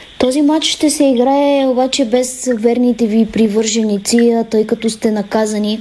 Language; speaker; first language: Bulgarian; native; Bulgarian